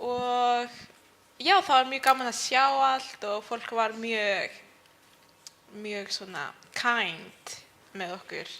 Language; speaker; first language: Icelandic; early bilingual, other home language; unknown